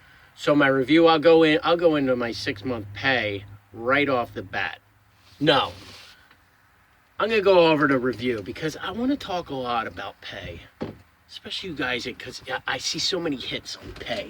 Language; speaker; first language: English; native; English